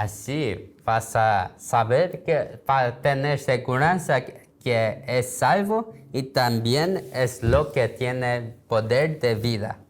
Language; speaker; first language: Spanish; non-native, learner; Korean